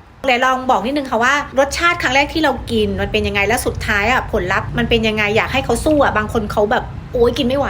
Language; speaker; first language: Thai; native; Thai